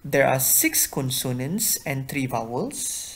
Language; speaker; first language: English; non-native, local second language; Malay